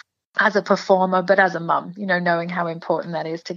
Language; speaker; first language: English; native; English